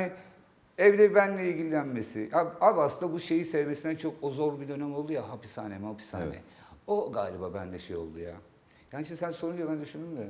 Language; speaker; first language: Turkish; native; Turkish